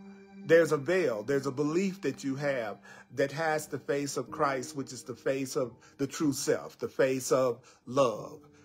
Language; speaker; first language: English; native; English